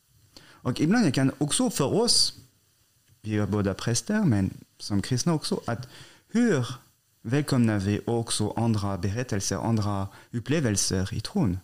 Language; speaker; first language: Swedish; non-native, fluent; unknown